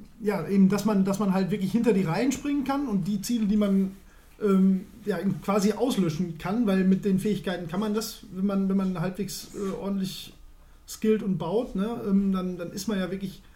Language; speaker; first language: German; native; German